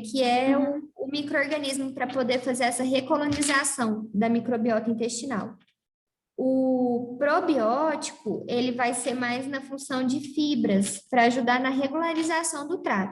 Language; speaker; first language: Portuguese; native; Portuguese